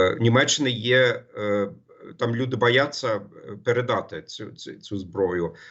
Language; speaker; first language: Ukrainian; non-native, fluent; German